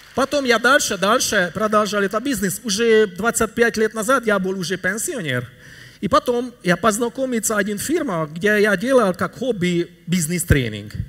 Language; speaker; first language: Russian; non-native, learner; Hungarian